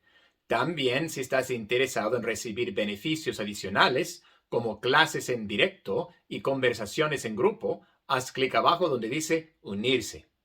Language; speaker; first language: Spanish; non-native, fluent; English